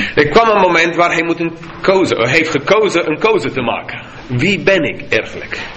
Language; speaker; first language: Dutch; non-native, fluent; English